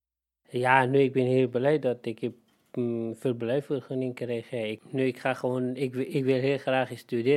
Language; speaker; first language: Dutch; non-native, learner; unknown